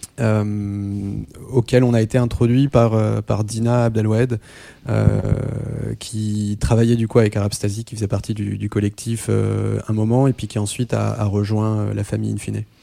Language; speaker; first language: French; non-native, local second language; Arabic